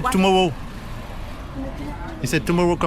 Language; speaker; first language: English; non-native, learner; French